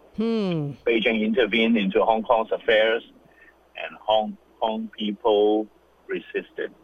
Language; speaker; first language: English; non-native, local second language; Cantonese